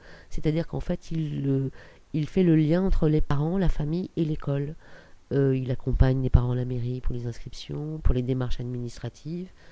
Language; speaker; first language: French; native; French